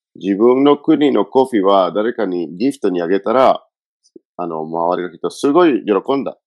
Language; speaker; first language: Japanese; non-native, fluent; Spanish